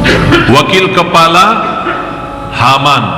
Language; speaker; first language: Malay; non-native, fluent; Arabic